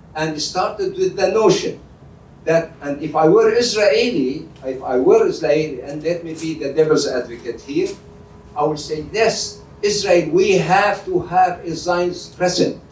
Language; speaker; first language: English; non-native, fluent; Arabic